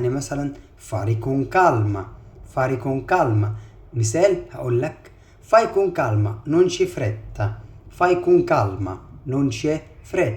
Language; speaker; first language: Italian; non-native, fluent; Arabic